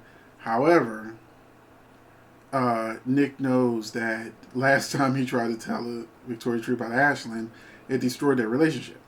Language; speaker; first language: English; native; English